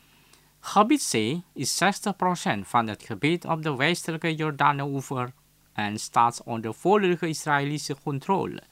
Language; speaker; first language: Dutch; non-native, fluent; Indonesian